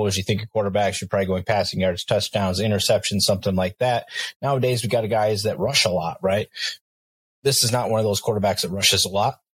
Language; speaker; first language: English; native; English